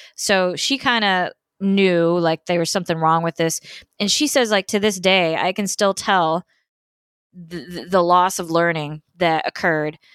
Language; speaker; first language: English; native; English